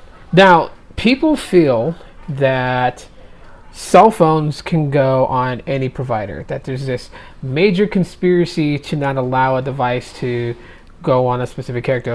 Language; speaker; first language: English; native; English